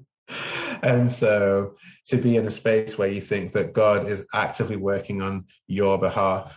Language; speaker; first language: English; native; English